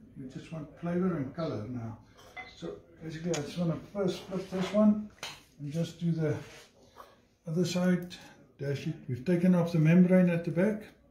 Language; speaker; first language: English; non-native, local second language; Afrikaans